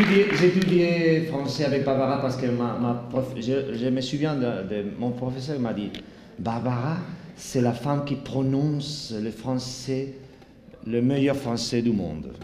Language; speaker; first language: French; non-native, learner; Spanish